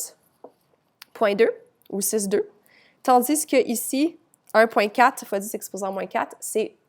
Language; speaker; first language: French; native; French